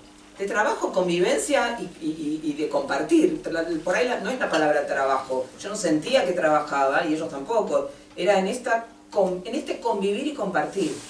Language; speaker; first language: Spanish; native; Spanish